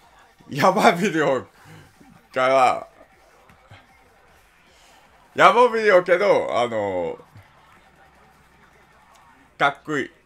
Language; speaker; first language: Japanese; non-native, learner; English